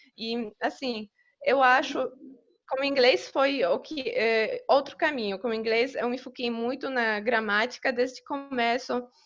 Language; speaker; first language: Portuguese; non-native, fluent; Polish